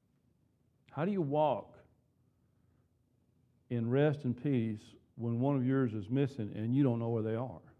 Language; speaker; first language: English; native; English